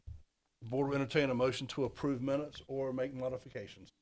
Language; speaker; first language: English; native; English